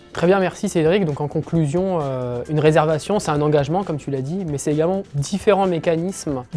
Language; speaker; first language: French; native; French